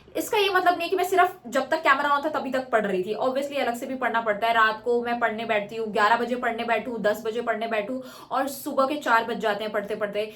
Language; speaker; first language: Hindi; native; Hindi